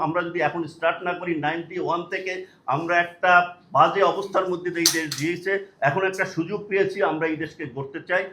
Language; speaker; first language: Bangla; non-native, local second language; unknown